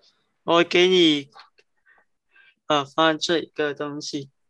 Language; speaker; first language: Chinese; early bilingual, heritage; Cantonese